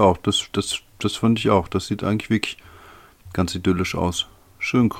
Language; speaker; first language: German; native; German